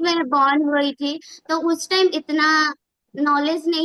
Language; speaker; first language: Hindi; non-native, local second language; Odia